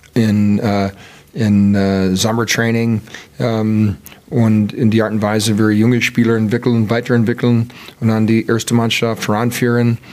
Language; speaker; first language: German; non-native, learner; English